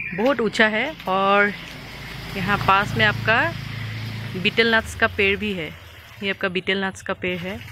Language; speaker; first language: Hindi; non-native, local second language; Assamese